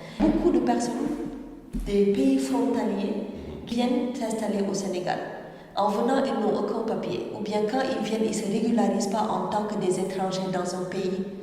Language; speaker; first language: French; non-native, local second language; Wolof